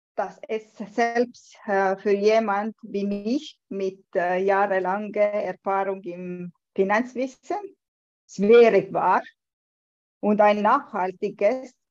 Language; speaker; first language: German; non-native, learner; Estonian